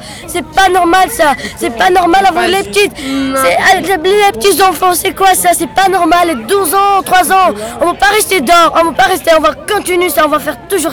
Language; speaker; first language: French; non-native, learner; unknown